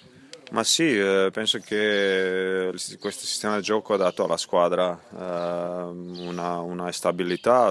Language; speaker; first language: Italian; non-native, fluent; Croatian